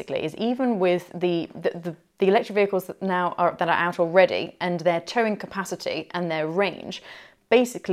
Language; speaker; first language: English; native; English